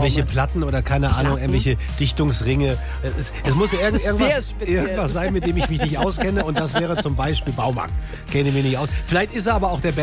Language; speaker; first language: German; native; German